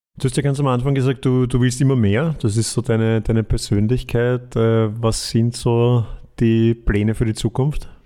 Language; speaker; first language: German; native; German